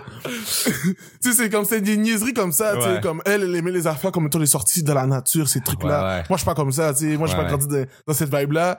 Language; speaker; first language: French; native; French